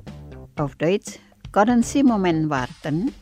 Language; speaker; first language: German; non-native, fluent; Indonesian